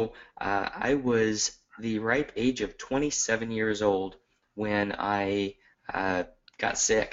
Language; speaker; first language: English; native; English